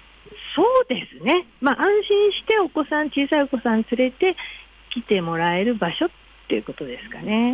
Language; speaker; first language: Japanese; native; Japanese